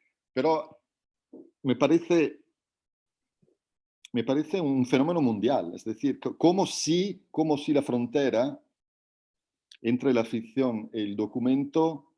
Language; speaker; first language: Spanish; non-native, fluent; Italian